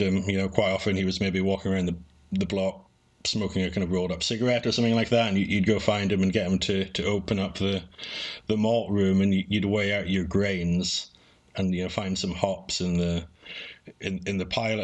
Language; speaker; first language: English; native; English